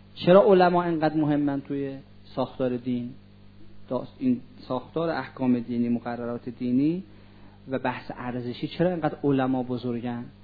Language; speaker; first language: Persian; native; Persian